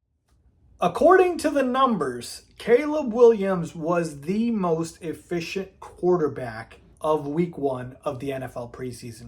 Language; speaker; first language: English; native; English